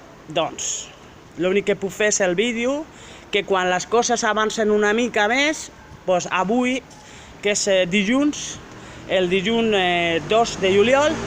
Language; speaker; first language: Catalan; non-native, fluent; French